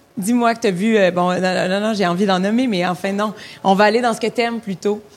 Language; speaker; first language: French; native; French